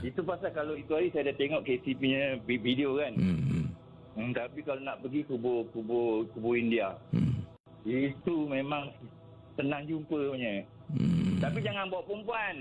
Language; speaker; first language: Malay; native; Malay